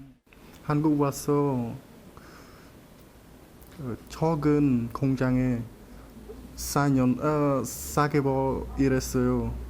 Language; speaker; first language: Korean; non-native, learner; Khmer